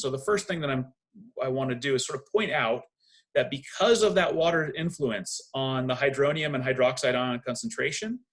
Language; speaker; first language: English; native; English